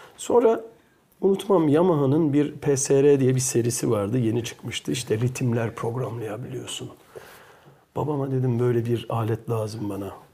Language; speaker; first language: Turkish; early bilingual, heritage; Turkish